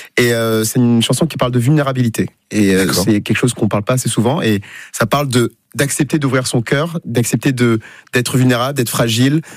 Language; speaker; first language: French; non-native, fluent; Portuguese